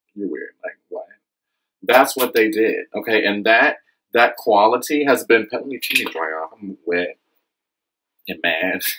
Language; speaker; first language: English; native; English